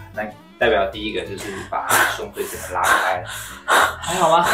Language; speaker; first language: Chinese; native; Chinese